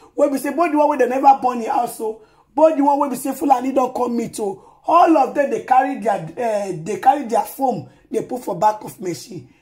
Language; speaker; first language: Nigerian Pidgin; non-native, local second language; Yoruba